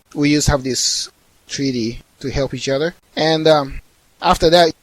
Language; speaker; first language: English; non-native, fluent; Japanese